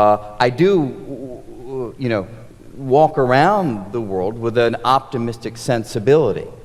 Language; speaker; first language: English; native; English